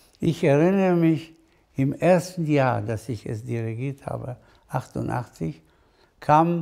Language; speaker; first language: German; non-native, fluent; Spanish